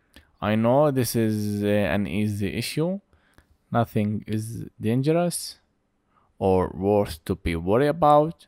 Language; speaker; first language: English; non-native, fluent; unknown